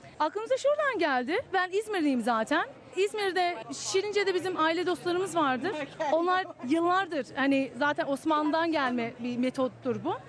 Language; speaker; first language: Turkish; native; Turkish